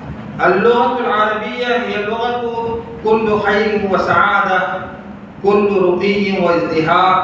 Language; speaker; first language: Arabic; non-native, fluent; Urdu